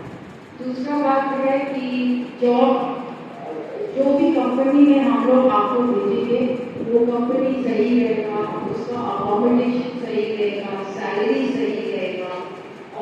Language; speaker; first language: Hindi; non-native, local second language; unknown